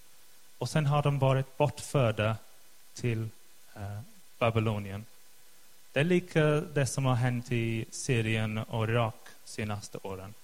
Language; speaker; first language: Swedish; non-native, fluent; English